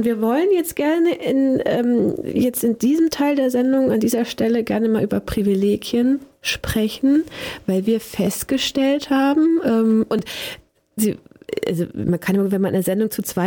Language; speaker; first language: German; native; German